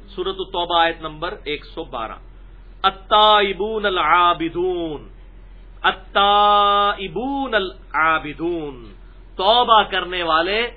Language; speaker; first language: Urdu; non-native, local second language; Punjabi